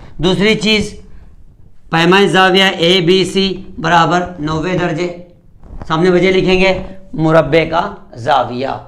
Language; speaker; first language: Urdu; native; Urdu